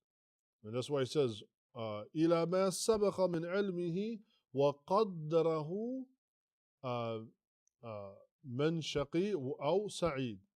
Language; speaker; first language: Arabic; non-native, fluent; English